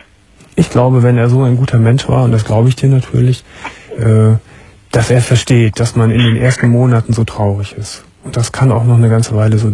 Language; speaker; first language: German; native; German